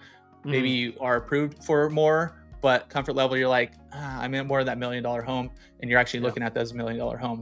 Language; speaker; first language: English; native; English